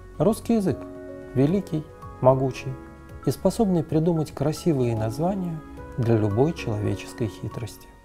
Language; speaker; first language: Russian; native; Russian